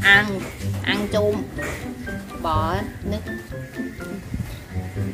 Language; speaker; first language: Vietnamese; non-native, learner; Thai